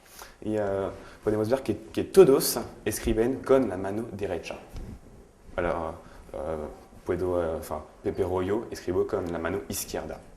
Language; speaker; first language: Spanish; non-native, learner; French